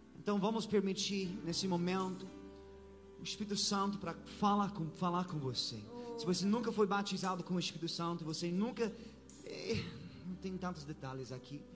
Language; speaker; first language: Portuguese; non-native, fluent; English